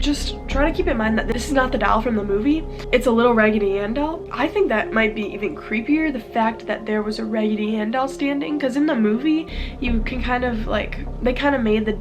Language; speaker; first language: English; native; English